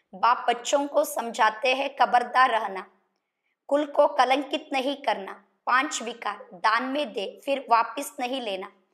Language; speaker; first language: Hindi; non-native, local second language; Kannada